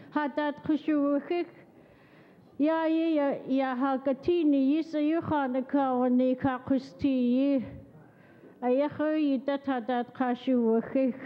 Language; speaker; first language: English; native; English